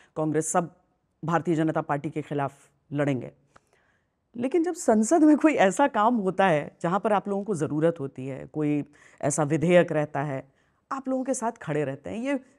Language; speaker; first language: Hindi; native; Hindi